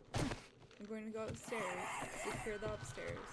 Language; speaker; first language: English; native; English